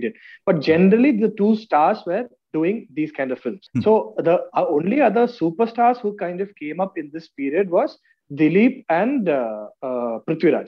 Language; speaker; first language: English; non-native, local second language; Malayalam